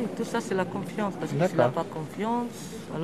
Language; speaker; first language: French; non-native, fluent; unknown